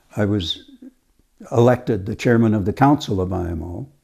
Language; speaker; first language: English; native; English